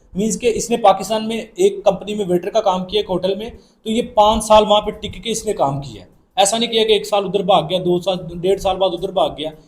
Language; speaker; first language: Urdu; non-native, local second language; Punjabi